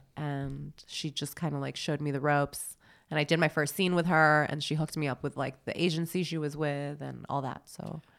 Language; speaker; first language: English; native; English